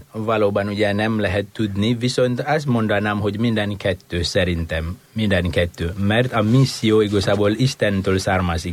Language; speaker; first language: Hungarian; non-native, fluent; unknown